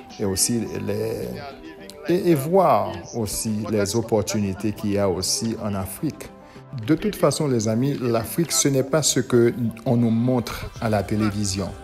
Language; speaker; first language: French; non-native, local second language; Haitian Creole